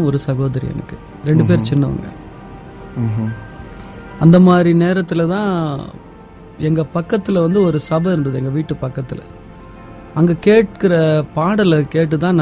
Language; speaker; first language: Tamil; non-native, local second language; Telugu